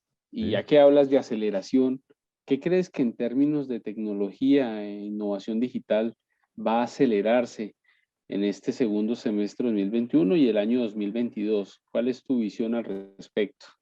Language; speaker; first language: Spanish; native; Spanish